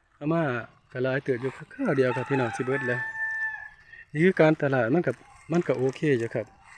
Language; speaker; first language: Thai; native; Thai